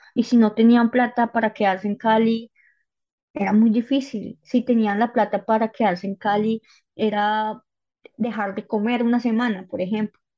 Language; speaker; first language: Spanish; native; Spanish